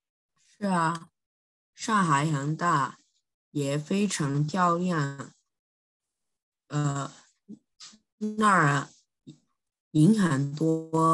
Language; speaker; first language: Chinese; non-native, learner; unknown